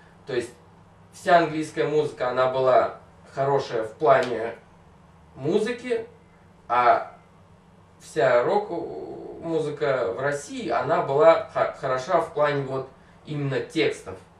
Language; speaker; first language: Russian; native; Russian